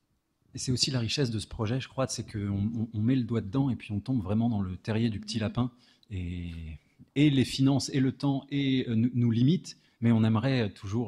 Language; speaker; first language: French; native; French